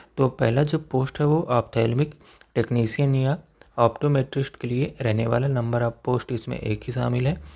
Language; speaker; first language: Hindi; native; Hindi